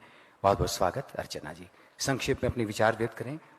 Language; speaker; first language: Hindi; native; Hindi